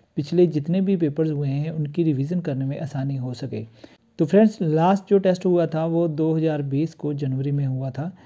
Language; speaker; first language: Hindi; non-native, local second language; Punjabi